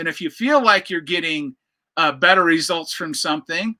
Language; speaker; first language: English; native; English